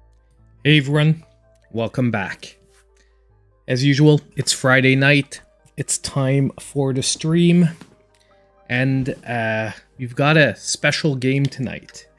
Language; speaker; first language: English; native; English